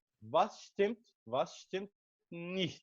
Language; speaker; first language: German; non-native, fluent; Turkish